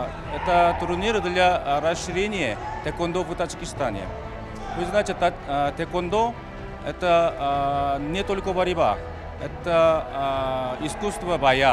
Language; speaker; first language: Russian; non-native, learner; Korean